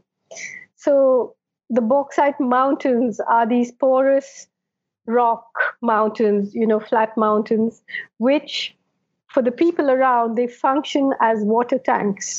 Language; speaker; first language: English; non-native, local second language; Malayalam